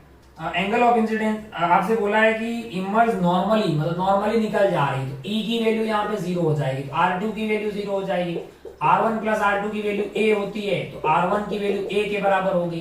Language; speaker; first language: Hindi; native; Hindi